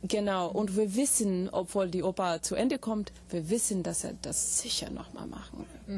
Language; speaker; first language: German; non-native, fluent; English